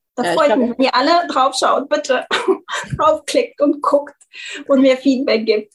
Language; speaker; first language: German; non-native, fluent; Bulgarian